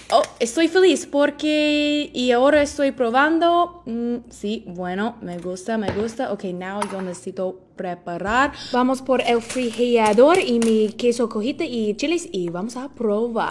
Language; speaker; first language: Spanish; non-native, learner; English